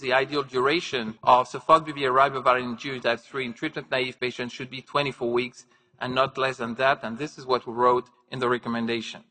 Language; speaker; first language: English; non-native, fluent; French